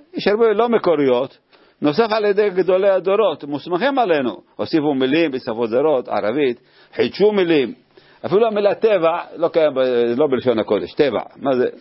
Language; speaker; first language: Hebrew; native; Hebrew